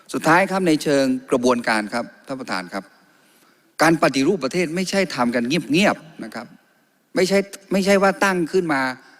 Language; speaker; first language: Thai; non-native, local second language; Karen languages